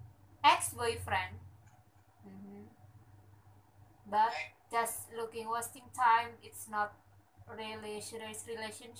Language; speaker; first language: English; non-native, learner; Indonesian